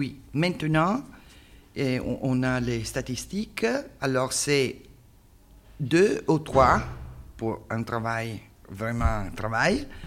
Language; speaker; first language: French; non-native, learner; Italian